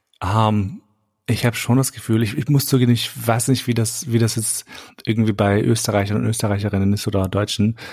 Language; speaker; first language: German; early bilingual, other home language; Albanian